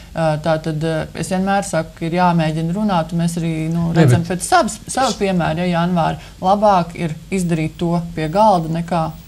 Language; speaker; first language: Latvian; native; Latvian